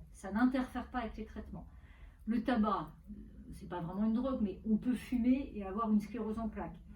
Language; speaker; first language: French; native; French